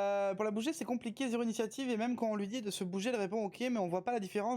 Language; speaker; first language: French; native; French